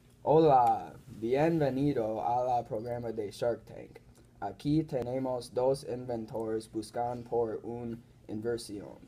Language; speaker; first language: Spanish; non-native, learner; English